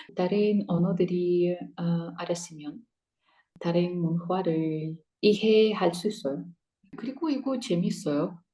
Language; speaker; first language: Korean; non-native, learner; Russian